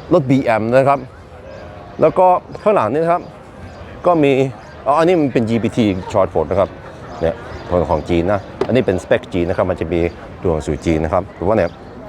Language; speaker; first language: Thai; non-native, fluent; Norwegian